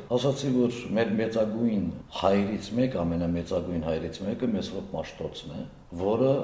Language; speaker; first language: Armenian; early bilingual, heritage; Armenian